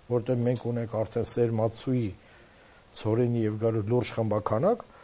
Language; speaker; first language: Armenian; native; Armenian